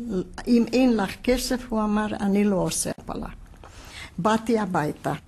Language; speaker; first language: Hebrew; non-native, fluent; Hungarian